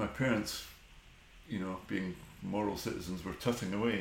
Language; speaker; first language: English; native; English